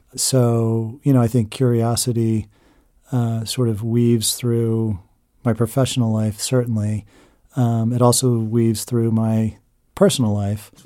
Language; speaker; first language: English; native; English